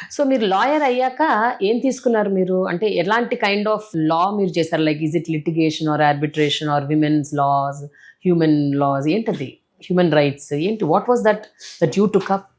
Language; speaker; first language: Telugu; native; Telugu